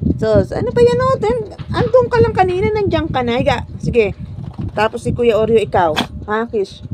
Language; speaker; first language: Filipino; non-native, local second language; Cebuano